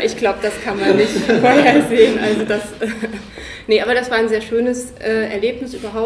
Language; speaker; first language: German; native; German